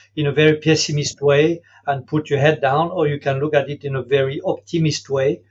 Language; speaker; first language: English; non-native, fluent; French